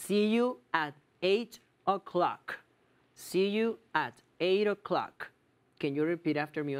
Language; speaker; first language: English; non-native, fluent; Spanish